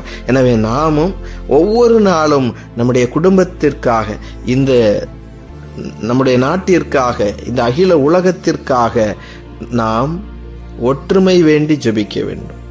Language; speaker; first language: Tamil; native; Tamil